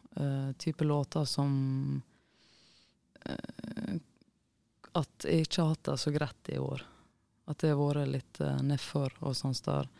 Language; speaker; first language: Norwegian; native; Norwegian